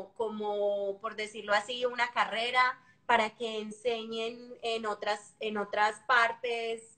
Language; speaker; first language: Spanish; native; Spanish